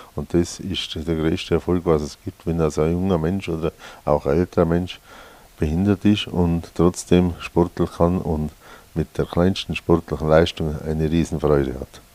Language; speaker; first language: German; native; German